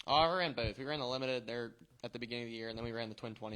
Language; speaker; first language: English; native; English